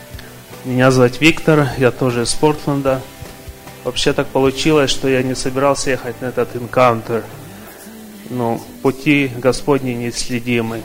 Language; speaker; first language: Russian; early bilingual, other home language; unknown